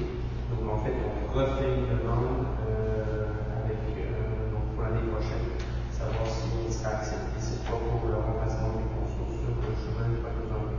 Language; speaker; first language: French; native; French